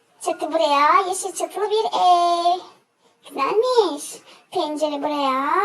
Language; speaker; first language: Turkish; native; Turkish